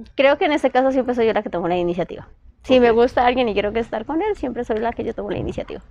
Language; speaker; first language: Spanish; native; Spanish